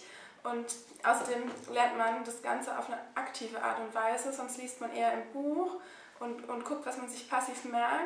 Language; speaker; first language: German; native; German